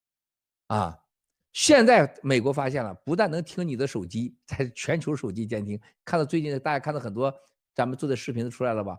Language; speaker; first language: Chinese; native; Chinese